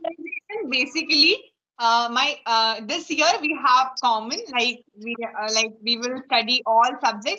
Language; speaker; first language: English; non-native, local second language; Hindi